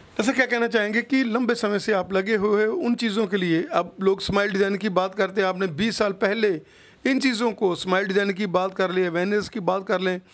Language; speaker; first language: Hindi; non-native, local second language; Punjabi